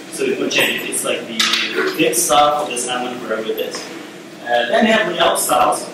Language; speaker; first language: English; non-native, fluent; Ukrainian